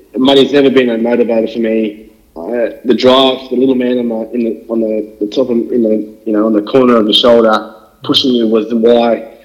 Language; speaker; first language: English; native; English